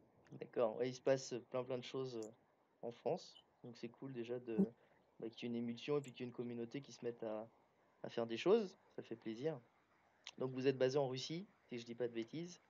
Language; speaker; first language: French; native; French